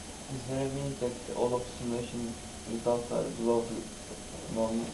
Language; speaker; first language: English; non-native, learner; Turkish